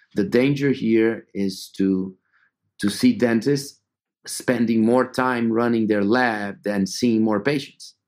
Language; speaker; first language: English; non-native, fluent; Portuguese